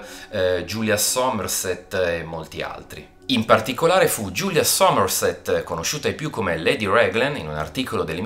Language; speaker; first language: Italian; native; Italian